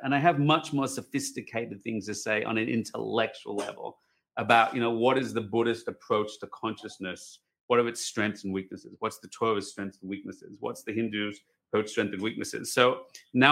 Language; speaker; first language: English; native; English